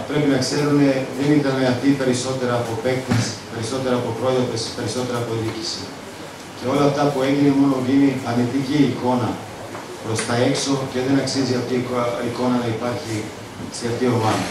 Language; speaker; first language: Greek; non-native, fluent; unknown